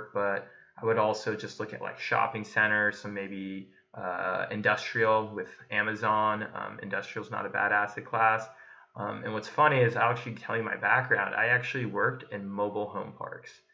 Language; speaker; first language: English; native; English